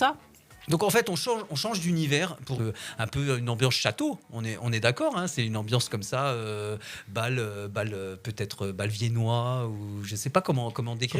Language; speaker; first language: French; native; French